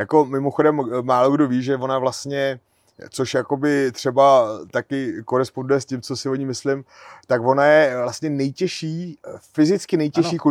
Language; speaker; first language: Czech; native; Czech